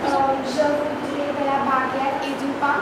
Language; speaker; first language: French; non-native, learner; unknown